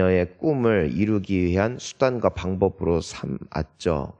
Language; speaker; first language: Korean; native; Korean